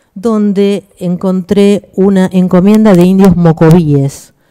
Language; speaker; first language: Spanish; native; Spanish